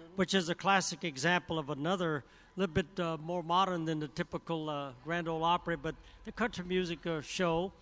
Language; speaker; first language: English; early bilingual, other home language; French